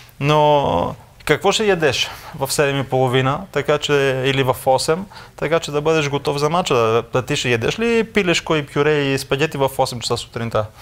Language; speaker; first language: Bulgarian; non-native, fluent; Greek